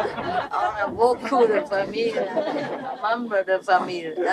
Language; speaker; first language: French; non-native, learner; Vietnamese